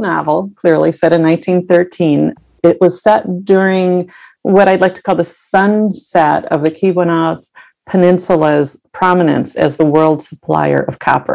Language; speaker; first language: English; native; English